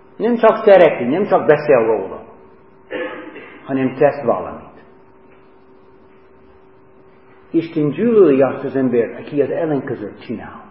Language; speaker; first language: Hungarian; non-native, fluent; English